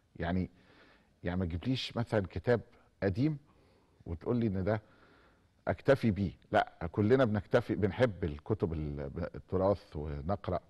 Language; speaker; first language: Arabic; native; Arabic